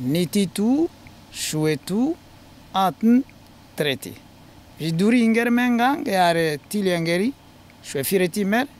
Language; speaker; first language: Norwegian; non-native, learner; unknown